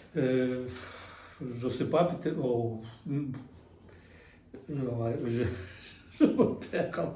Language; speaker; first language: French; non-native, fluent; Russian